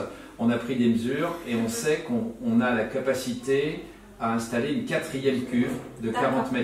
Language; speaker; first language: French; native; French